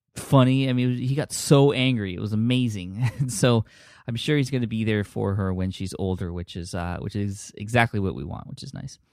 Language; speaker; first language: English; early bilingual, other home language; Filipino